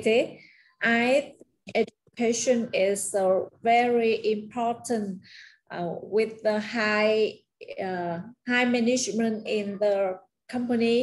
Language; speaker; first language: English; non-native, learner; Vietnamese